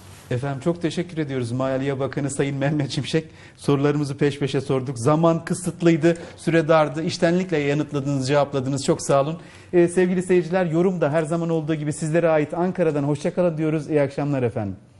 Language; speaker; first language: Turkish; native; Turkish